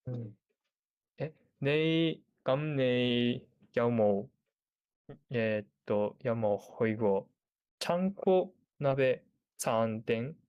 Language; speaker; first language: Chinese; non-native, learner; Japanese